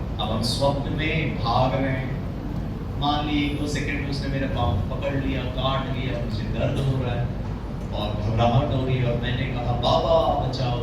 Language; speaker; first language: Hindi; non-native, local second language; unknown